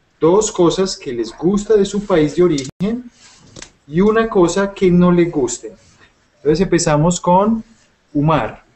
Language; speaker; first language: Spanish; native; Spanish